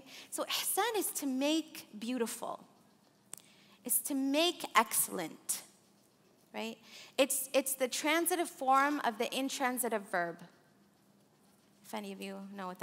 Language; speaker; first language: English; early bilingual, other home language; Arabic